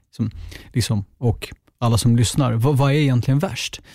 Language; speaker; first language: Swedish; native; Swedish